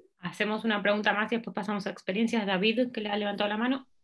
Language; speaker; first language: Spanish; native; Spanish